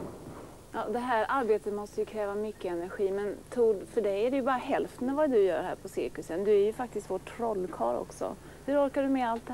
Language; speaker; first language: Swedish; native; Swedish